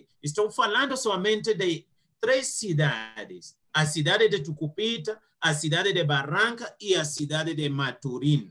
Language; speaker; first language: Portuguese; non-native, fluent; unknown